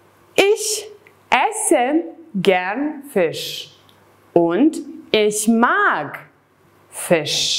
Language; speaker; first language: German; non-native, fluent; Serbian